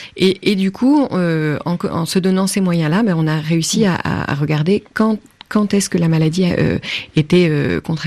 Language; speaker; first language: French; native; French